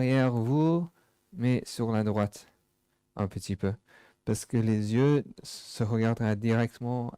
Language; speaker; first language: French; non-native, fluent; English